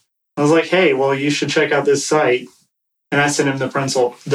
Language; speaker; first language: English; native; English